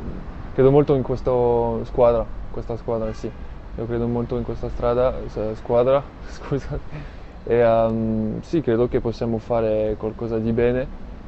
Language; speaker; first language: Italian; non-native, fluent; French